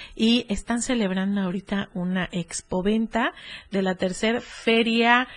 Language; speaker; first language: Spanish; native; Spanish